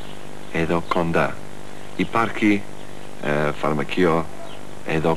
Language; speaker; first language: Greek; non-native, learner; English